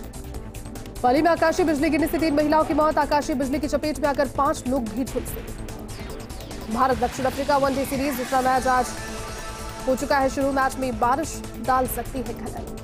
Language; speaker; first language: Hindi; native; Hindi